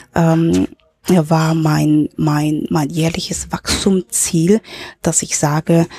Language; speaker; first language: German; early bilingual, other home language; Cantonese